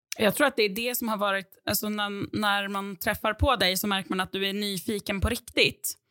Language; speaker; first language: Swedish; native; Swedish